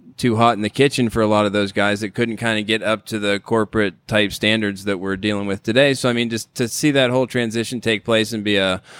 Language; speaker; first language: English; native; English